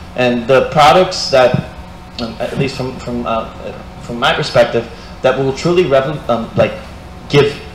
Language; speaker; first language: English; non-native, fluent; Portuguese